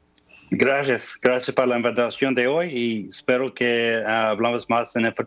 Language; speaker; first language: Spanish; non-native, fluent; English